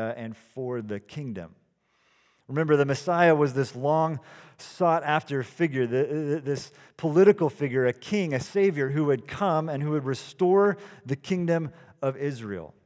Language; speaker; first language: English; early bilingual, other home language; Dutch